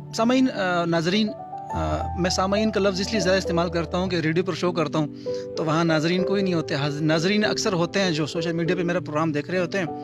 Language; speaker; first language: Urdu; non-native, local second language; Punjabi